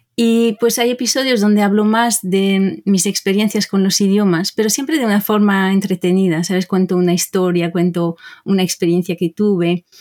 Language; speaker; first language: Spanish; non-native, fluent; French